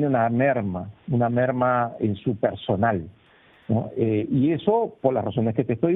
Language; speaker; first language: Spanish; native; Spanish